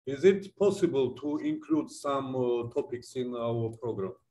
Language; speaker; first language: English; non-native, learner; Georgian